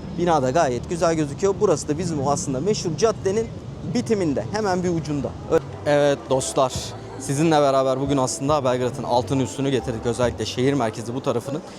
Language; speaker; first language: Turkish; native; Turkish